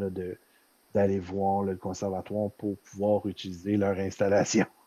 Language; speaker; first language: French; native; French